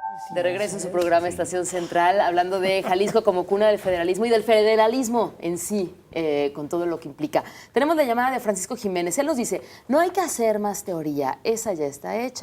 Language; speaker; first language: Spanish; native; Spanish